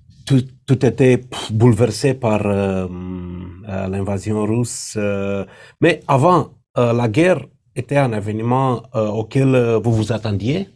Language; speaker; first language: French; non-native, fluent; Romanian